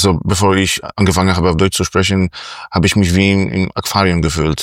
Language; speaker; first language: German; non-native, fluent; Polish